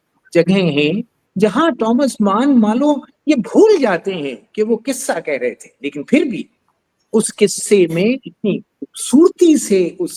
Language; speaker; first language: Hindi; native; Hindi